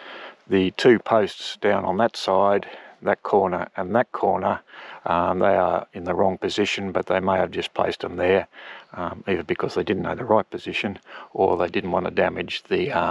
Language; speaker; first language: English; native; English